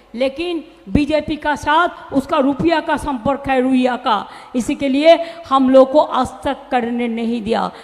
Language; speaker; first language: Hindi; non-native, local second language; Bangla